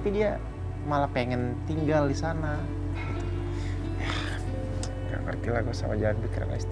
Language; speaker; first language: Indonesian; native; Indonesian